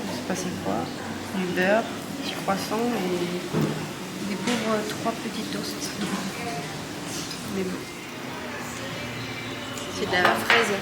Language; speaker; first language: French; native; French